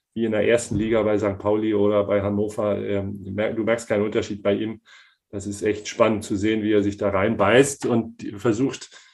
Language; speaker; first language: German; native; German